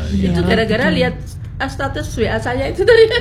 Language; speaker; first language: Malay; non-native, local second language; Javanese